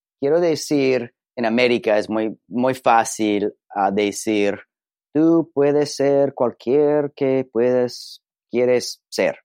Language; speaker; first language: Spanish; non-native, learner; English